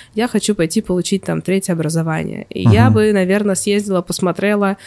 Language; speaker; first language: Russian; native; Russian